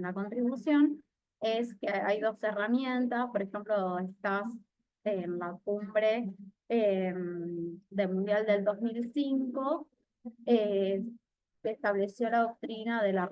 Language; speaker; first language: Spanish; native; Spanish